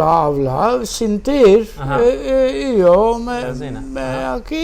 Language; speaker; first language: Spanish; early bilingual, heritage; Ladino